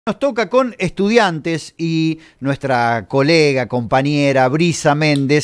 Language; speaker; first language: Spanish; native; Spanish